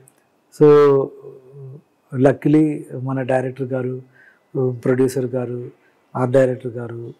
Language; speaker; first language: Telugu; non-native, learner; Malayalam